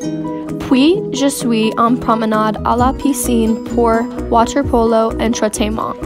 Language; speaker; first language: French; non-native, learner; English